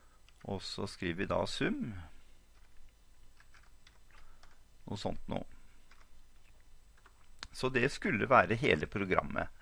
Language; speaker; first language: Norwegian; native; Norwegian